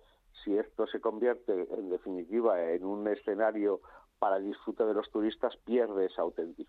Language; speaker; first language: Spanish; native; Spanish